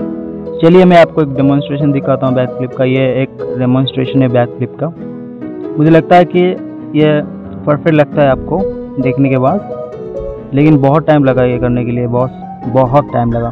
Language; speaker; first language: Hindi; non-native, local second language; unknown